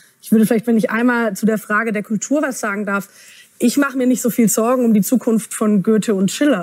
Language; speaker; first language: German; native; German